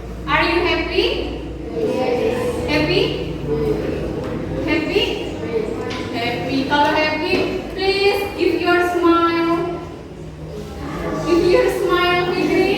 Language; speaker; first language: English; non-native, learner; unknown